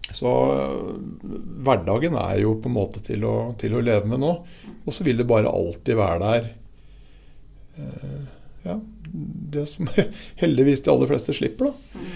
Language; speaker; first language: Norwegian; native; Norwegian